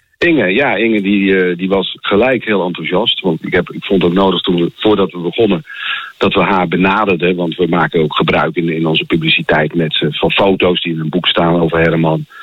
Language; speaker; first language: Dutch; native; Dutch